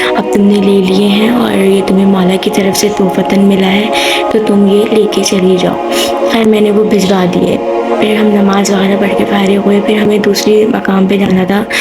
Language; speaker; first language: Urdu; native; Urdu